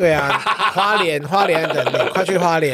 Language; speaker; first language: Chinese; native; Chinese